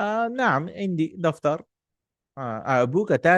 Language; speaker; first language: Arabic; non-native, fluent; Urdu